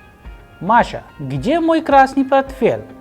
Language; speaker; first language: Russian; non-native, fluent; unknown